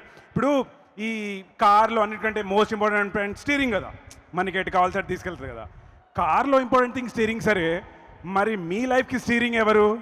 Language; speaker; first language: Telugu; native; Telugu